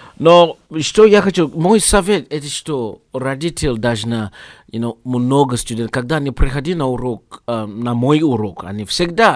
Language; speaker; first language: Russian; non-native, learner; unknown